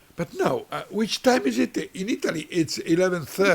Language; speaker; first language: English; non-native, learner; Italian